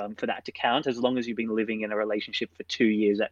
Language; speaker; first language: English; native; English